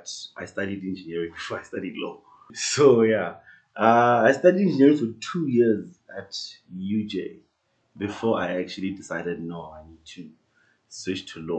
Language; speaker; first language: English; non-native, local second language; Northern Sotho